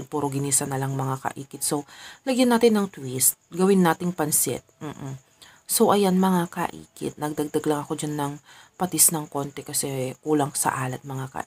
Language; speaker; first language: Filipino; non-native, local second language; Iloko